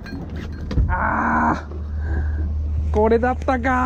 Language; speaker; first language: Japanese; native; Japanese